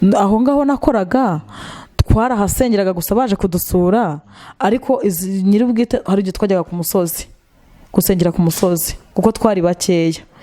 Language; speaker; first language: Kinyarwanda; native; Kinyarwanda